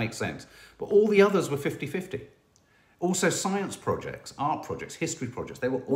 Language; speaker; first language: English; native; English